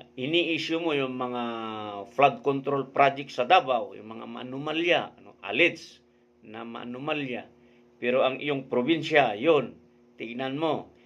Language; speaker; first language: Filipino; non-native, local second language; Iloko